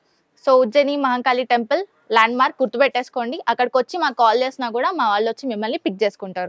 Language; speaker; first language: Telugu; native; Telugu